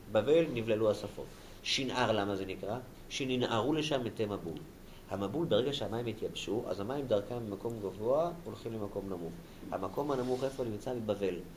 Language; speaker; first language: Hebrew; native; Hebrew